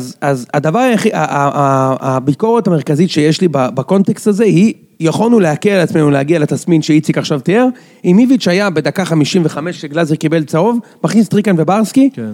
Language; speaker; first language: Hebrew; native; Hebrew